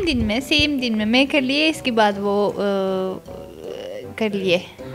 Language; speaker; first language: Hindi; non-native, learner; Azerbaijani